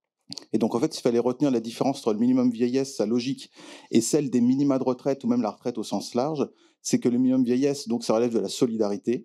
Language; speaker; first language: French; native; French